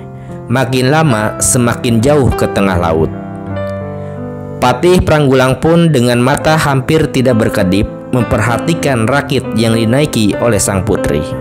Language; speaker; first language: Indonesian; native; Indonesian